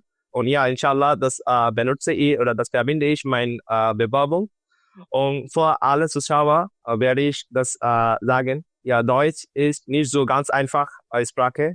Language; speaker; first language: German; non-native, learner; Bangla